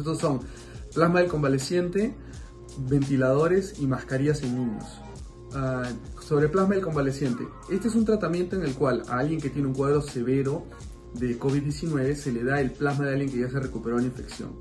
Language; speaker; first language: Spanish; native; Spanish